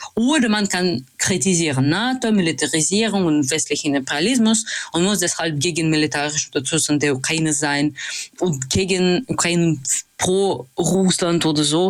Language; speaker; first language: German; non-native, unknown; Russian